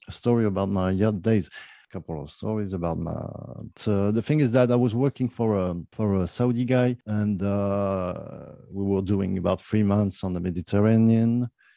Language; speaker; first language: English; non-native, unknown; French